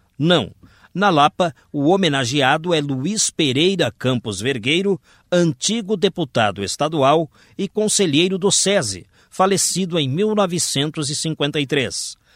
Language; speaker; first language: Portuguese; native; Portuguese